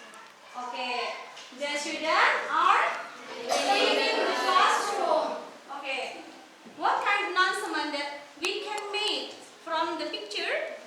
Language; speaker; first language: English; non-native, fluent; Indonesian